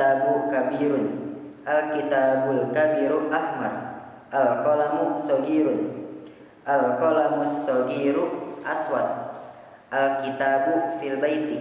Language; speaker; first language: Arabic; non-native, learner; Indonesian